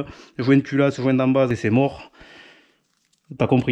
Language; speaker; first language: French; native; French